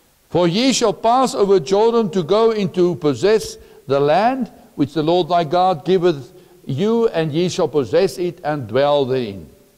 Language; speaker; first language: English; non-native, local second language; Afrikaans